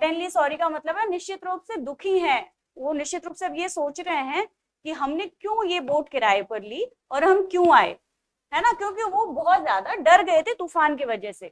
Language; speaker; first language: Hindi; native; Hindi